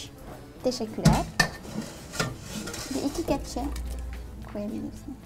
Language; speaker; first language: Turkish; non-native, learner; Arabic